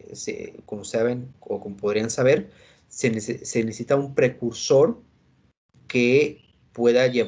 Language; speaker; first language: Spanish; native; Spanish